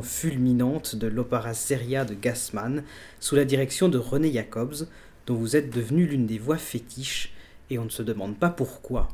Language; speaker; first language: French; native; French